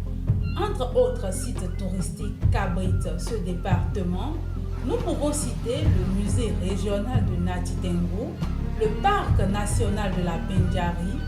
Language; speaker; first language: French; native; French